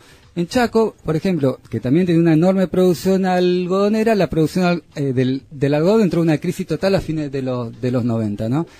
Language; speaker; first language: Spanish; native; Spanish